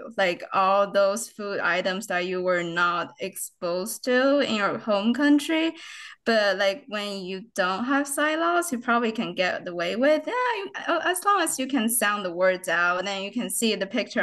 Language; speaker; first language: English; non-native, fluent; Chinese